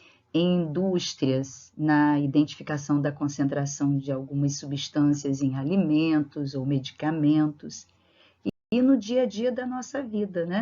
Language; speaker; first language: Portuguese; native; Portuguese